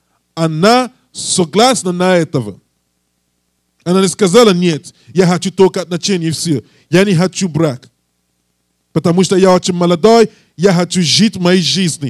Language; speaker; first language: Russian; non-native, learner; English